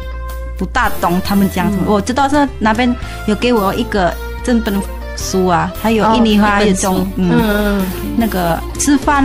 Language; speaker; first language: Chinese; non-native, learner; Indonesian